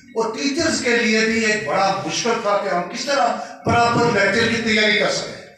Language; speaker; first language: Urdu; non-native, local second language; Northern Hindko